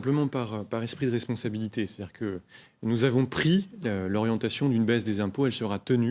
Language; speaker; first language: French; native; French